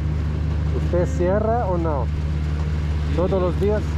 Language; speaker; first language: Spanish; non-native, learner; Portuguese